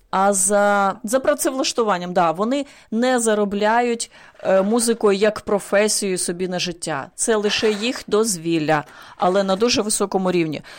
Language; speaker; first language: Ukrainian; native; Ukrainian